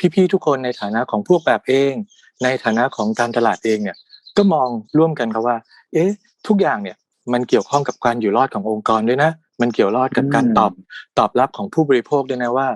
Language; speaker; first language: Thai; native; Thai